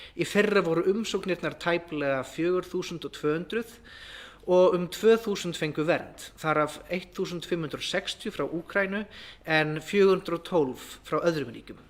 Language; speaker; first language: Icelandic; native; Icelandic